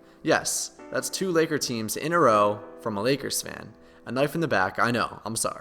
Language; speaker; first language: English; native; English